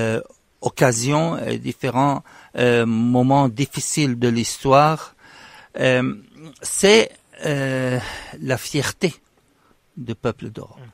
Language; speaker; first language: French; non-native, fluent; Arabic